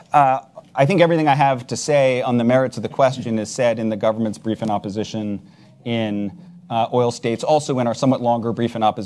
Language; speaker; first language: English; native; English